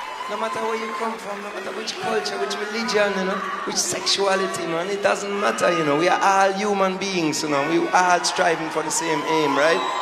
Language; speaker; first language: English; non-native, fluent; German